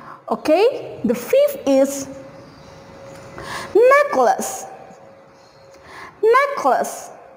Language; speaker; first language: English; non-native, fluent; Indonesian